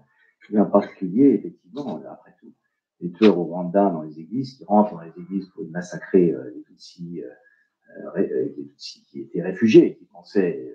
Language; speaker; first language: French; native; French